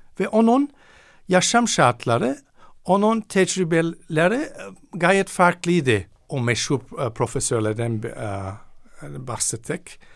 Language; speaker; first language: Turkish; non-native, fluent; German